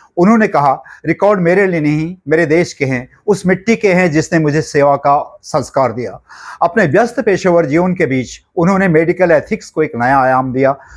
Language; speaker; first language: Hindi; native; Hindi